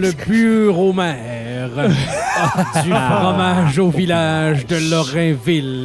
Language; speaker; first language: French; native; French